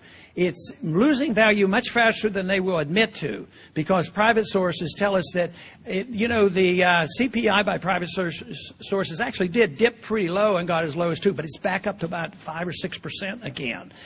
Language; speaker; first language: English; native; English